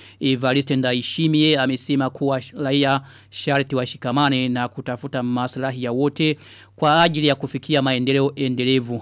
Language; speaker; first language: Swahili; non-native, local second language; Rundi